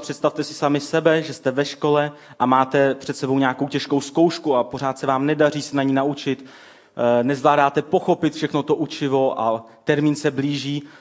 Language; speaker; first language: Czech; native; Czech